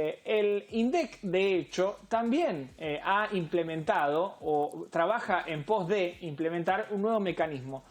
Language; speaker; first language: Spanish; native; Spanish